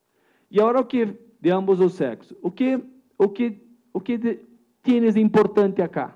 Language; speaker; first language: Spanish; non-native, learner; Portuguese